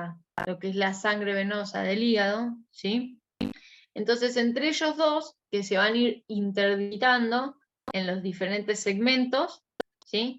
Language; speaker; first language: Spanish; native; Spanish